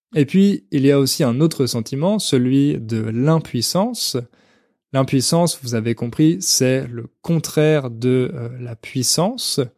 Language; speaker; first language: French; native; French